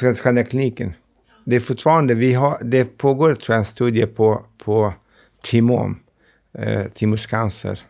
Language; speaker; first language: Swedish; non-native, fluent; Arabic